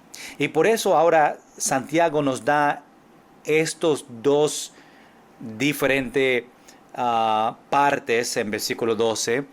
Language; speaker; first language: Spanish; non-native, fluent; English